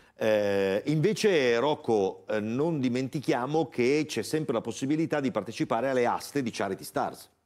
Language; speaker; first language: Italian; native; Italian